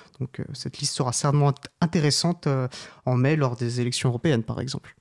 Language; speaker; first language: French; native; French